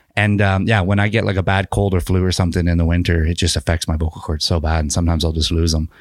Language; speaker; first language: English; native; English